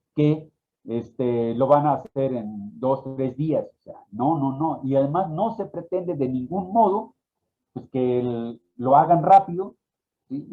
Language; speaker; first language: Spanish; native; Spanish